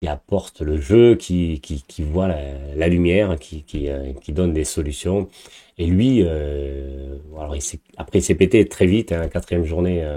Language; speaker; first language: French; native; French